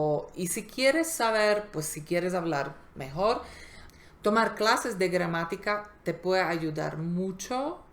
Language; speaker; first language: Spanish; non-native, fluent; Slovak